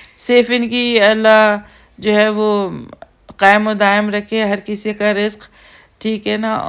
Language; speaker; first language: Urdu; native; Urdu